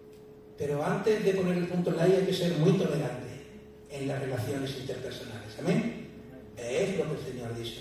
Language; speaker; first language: Spanish; native; Spanish